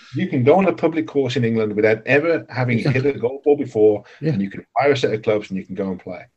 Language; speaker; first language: English; native; English